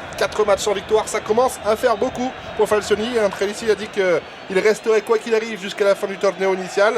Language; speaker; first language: French; native; French